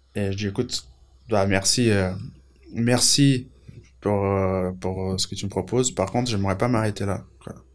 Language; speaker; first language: French; non-native, fluent; Portuguese